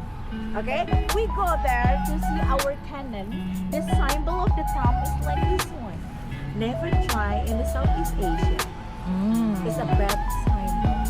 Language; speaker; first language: English; non-native, learner; Indonesian